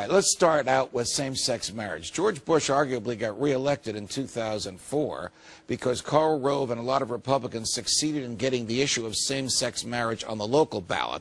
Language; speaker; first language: English; native; English